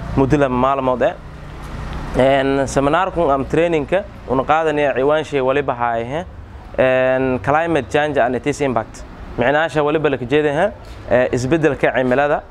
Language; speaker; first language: Somali; non-native, local second language; Maay